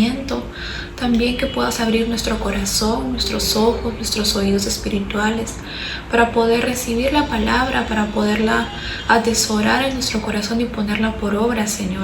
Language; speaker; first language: Spanish; native; Spanish